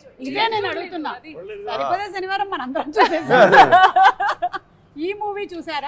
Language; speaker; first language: Telugu; native; Telugu